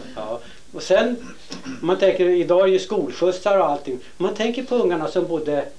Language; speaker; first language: Swedish; native; Swedish